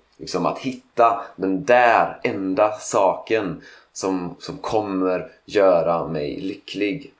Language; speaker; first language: Swedish; native; Swedish